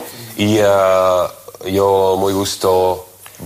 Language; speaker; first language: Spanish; non-native, learner; Russian